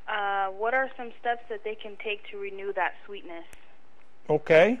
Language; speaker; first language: English; native; English